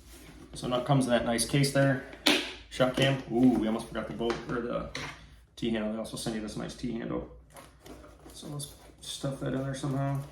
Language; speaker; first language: English; native; English